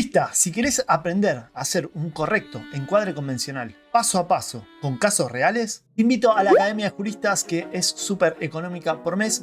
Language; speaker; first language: Spanish; native; Spanish